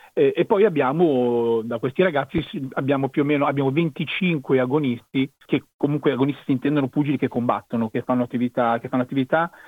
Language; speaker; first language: Italian; native; Italian